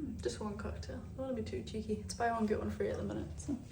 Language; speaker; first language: English; native; English